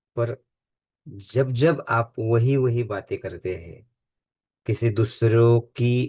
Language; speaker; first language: Hindi; non-native, local second language; Marathi